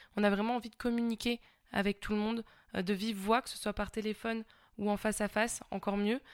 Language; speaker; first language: French; native; French